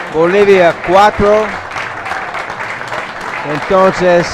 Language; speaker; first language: Spanish; non-native, learner; English